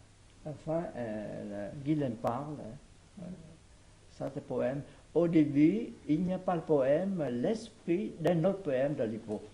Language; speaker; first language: French; non-native, fluent; Vietnamese